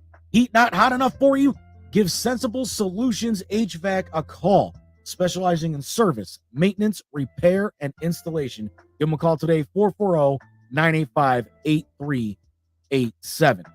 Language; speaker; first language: English; native; English